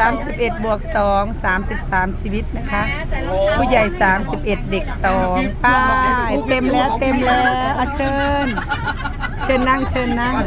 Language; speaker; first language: Thai; native; Thai